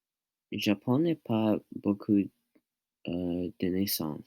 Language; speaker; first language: French; non-native, learner; English